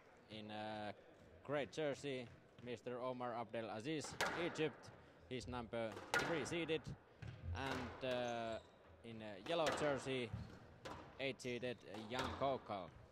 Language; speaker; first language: English; non-native, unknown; Finnish